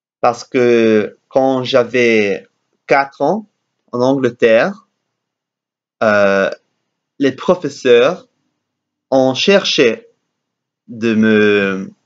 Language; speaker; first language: French; non-native, learner; English